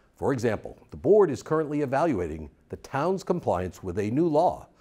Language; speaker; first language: English; native; English